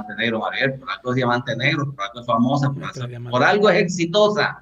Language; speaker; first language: Spanish; native; Spanish